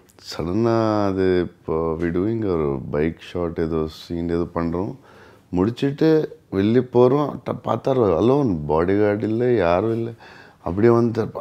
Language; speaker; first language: Tamil; non-native, learner; Telugu